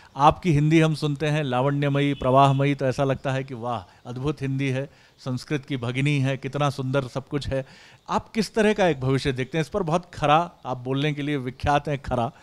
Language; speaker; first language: Hindi; native; Hindi